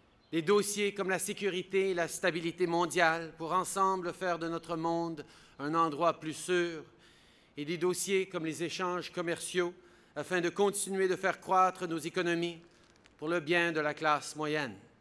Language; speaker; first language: French; early bilingual, heritage; French